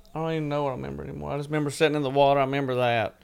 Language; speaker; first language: English; native; English